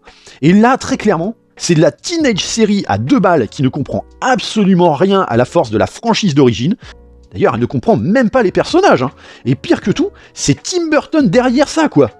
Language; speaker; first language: French; native; French